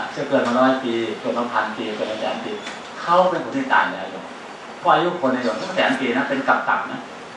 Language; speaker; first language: Thai; native; Thai